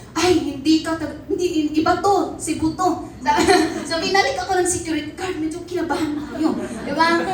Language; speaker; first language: Filipino; non-native, local second language; Cebuano